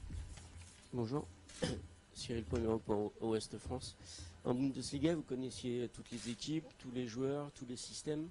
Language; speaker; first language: French; native; French